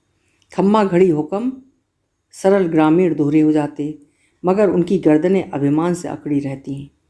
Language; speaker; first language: Hindi; native; Hindi